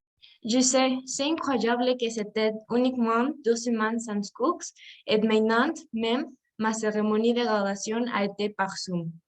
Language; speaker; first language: French; non-native, learner; Spanish